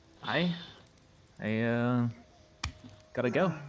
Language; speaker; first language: English; native; English